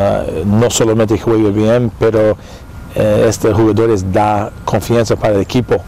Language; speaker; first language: Spanish; non-native, learner; English